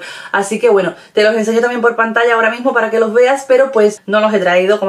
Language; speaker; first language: Spanish; native; Spanish